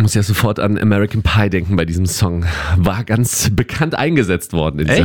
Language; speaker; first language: German; native; German